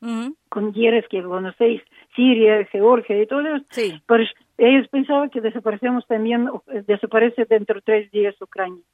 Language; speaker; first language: Spanish; non-native, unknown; Ukrainian